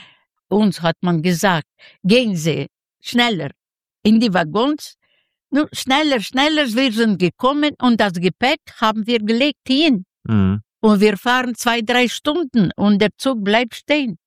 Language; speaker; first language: German; non-native, learner; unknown